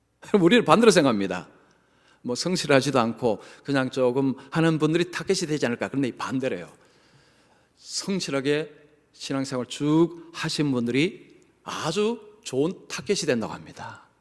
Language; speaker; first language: Korean; native; Korean